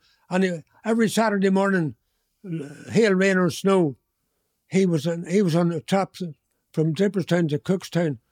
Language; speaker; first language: English; native; English